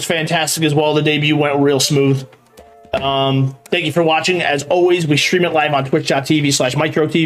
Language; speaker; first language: English; native; English